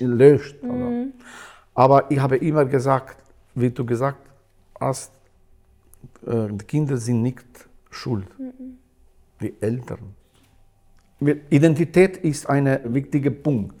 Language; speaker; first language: German; non-native, learner; Albanian